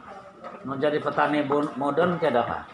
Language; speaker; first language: Malay; native; Malay